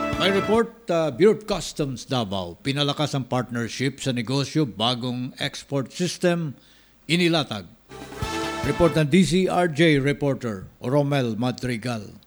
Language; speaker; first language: Filipino; non-native, local second language; Cebuano